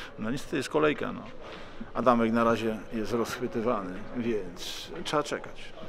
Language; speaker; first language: Polish; native; Polish